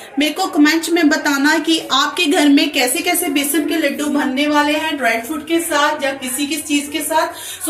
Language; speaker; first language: Hindi; non-native, local second language; Punjabi